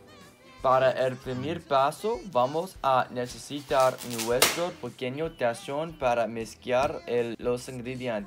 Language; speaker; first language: Spanish; non-native, learner; English